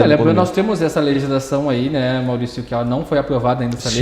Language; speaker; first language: Portuguese; native; Portuguese